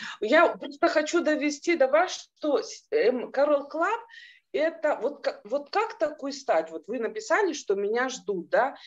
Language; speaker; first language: Russian; native; Russian